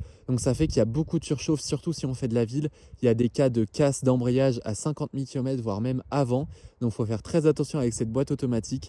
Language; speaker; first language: French; native; French